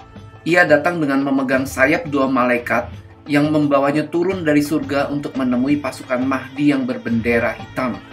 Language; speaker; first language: Indonesian; native; Indonesian